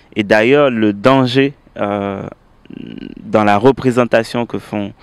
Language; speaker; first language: French; native; French